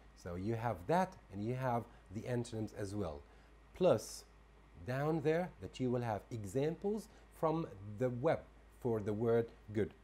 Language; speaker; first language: English; non-native, fluent; Arabic